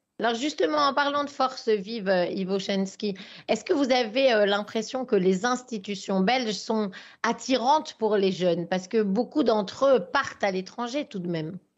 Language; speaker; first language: French; native; French